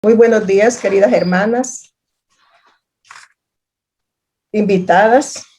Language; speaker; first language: Spanish; native; Spanish